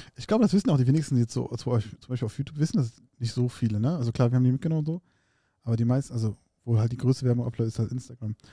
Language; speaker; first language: German; early bilingual, other home language; Arabic